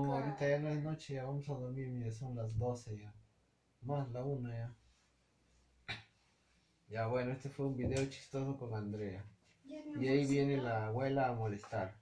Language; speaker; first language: Spanish; native; Spanish